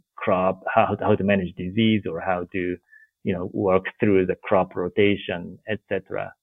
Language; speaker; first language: English; non-native, fluent; Japanese